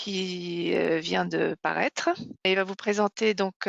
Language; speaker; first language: French; native; French